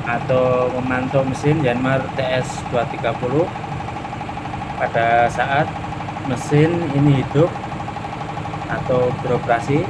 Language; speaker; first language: Indonesian; non-native, local second language; Javanese